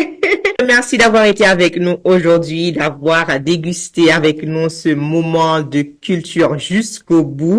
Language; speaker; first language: French; native; French